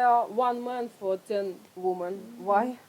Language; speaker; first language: English; non-native, learner; Russian